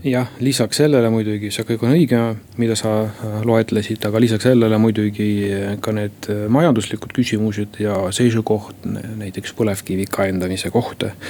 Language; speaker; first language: Estonian; non-native, local second language; Russian